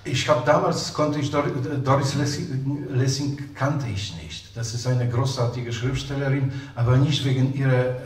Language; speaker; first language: German; non-native, fluent; Polish